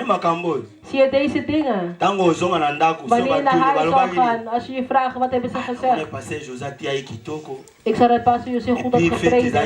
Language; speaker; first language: Dutch; non-native, fluent; Lingala